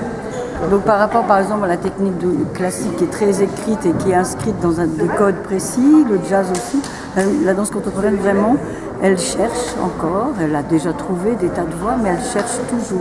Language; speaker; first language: French; native; French